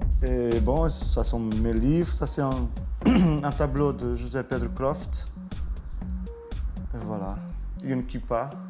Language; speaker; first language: French; non-native, fluent; Portuguese